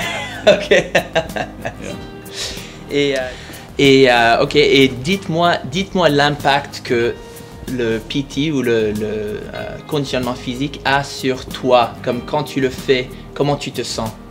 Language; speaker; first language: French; non-native, learner; English